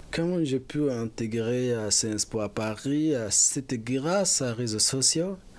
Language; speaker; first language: French; non-native, fluent; Arabic